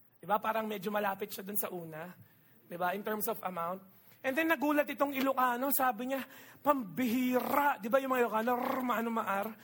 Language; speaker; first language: Filipino; non-native, local second language; Iloko